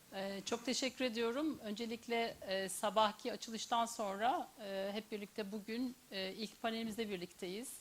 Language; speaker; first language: Turkish; native; Turkish